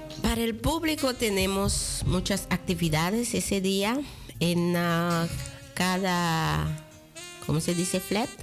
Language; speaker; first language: Spanish; non-native, local second language; Dutch